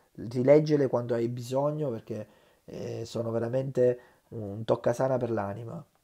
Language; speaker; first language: Italian; native; Italian